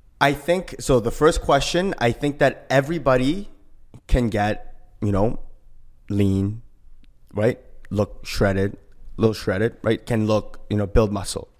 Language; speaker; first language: English; early bilingual, other home language; Korean